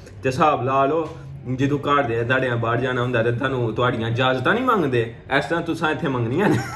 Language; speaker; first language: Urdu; non-native, local second language; Punjabi